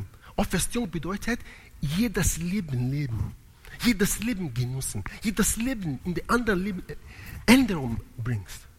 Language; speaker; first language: German; non-native, learner; Italian